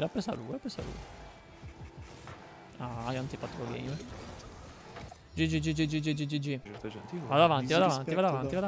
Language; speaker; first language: Italian; native; Italian